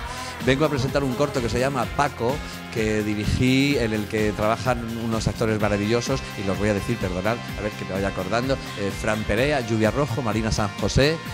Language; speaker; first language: Spanish; native; Spanish